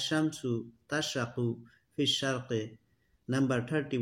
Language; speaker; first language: Arabic; non-native, fluent; Assamese